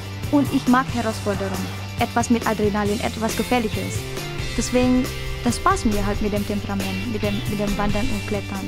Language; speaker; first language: German; non-native, fluent; Indonesian